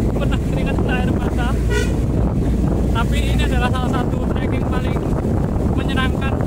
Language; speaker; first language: Indonesian; native; Indonesian